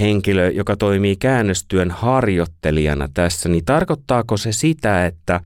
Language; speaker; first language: Finnish; native; Finnish